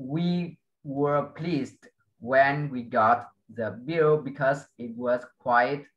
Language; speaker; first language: English; non-native, fluent; Vietnamese